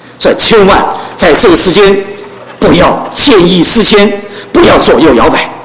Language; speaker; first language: Chinese; non-native, local second language; Cantonese